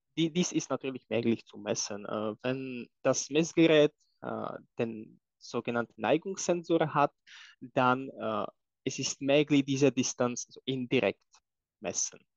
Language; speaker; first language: German; non-native, fluent; Czech